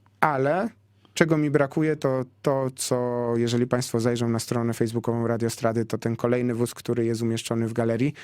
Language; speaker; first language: Polish; native; Polish